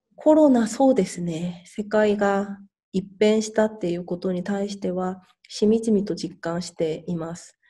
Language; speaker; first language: Japanese; non-native, fluent; Korean